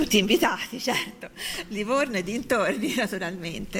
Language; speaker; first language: Italian; native; Italian